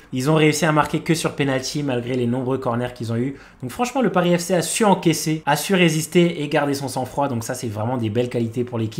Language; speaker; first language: French; native; French